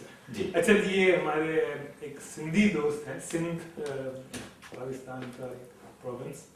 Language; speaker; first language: Hindi; non-native, local second language; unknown